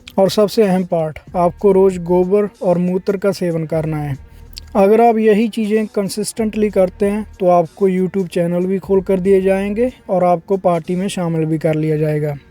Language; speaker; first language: Hindi; non-native, local second language; Punjabi